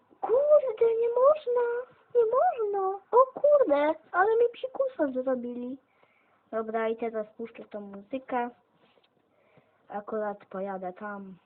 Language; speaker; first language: Polish; native; Polish